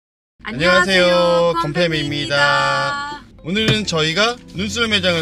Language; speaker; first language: Korean; native; Korean